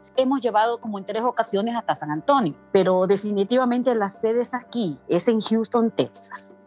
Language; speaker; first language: Spanish; native; Spanish